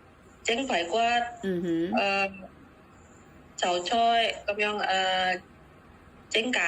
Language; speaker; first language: Cantonese; non-native, learner; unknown